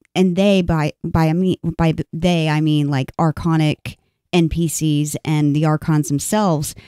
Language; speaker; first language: English; native; English